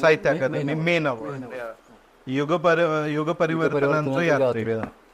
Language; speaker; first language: English; non-native, local second language; Konkani